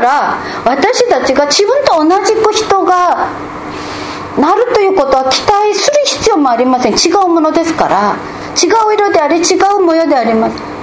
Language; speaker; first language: Japanese; non-native, fluent; Korean